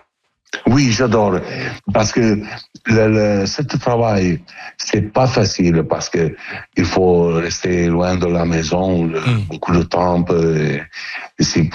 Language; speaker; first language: French; non-native, fluent; Italian